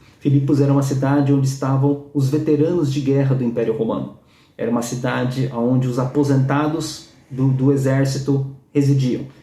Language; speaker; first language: Portuguese; native; Portuguese